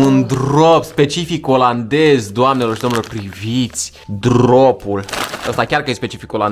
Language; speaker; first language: Romanian; native; Romanian